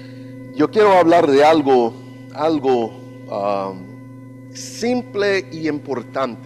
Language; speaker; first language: Spanish; non-native, learner; English